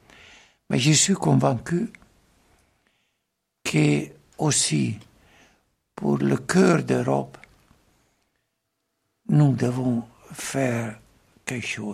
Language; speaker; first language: French; non-native, fluent; Italian